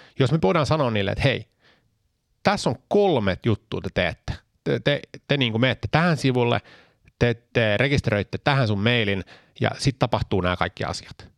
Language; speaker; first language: Finnish; early bilingual, heritage; Finnish